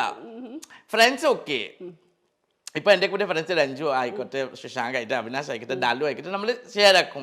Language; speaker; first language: Malayalam; non-native, learner; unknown